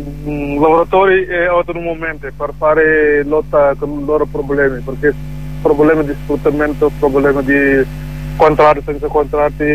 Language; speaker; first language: Italian; non-native, learner; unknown